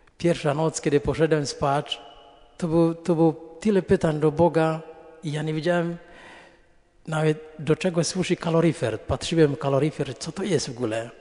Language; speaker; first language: Polish; non-native, fluent; Indonesian